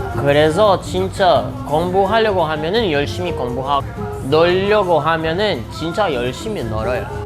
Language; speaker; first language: Korean; non-native, fluent; Portuguese